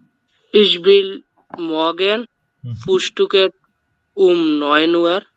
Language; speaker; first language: German; non-native, learner; Bangla